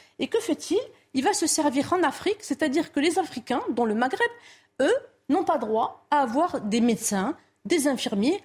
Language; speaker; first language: French; non-native, local second language; Arabic